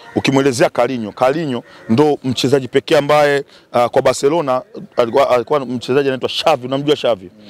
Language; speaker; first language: Swahili; native; Swahili